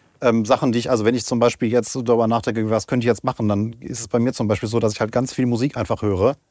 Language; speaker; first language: German; native; German